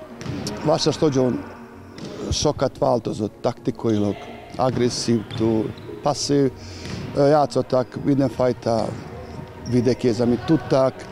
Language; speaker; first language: Hungarian; non-native, fluent; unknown